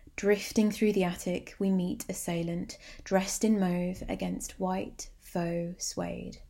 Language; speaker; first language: English; native; English